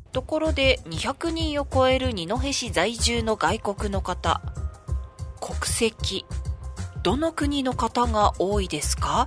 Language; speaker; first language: Japanese; native; Japanese